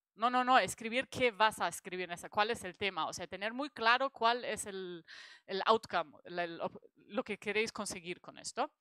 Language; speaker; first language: Spanish; non-native, fluent; German